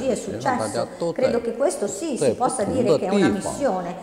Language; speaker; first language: Italian; non-native, fluent; Chinese